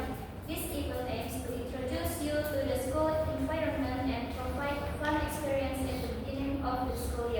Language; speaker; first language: English; non-native, learner; Indonesian